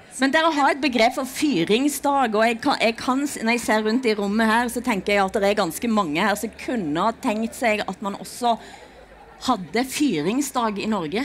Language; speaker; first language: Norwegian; native; Norwegian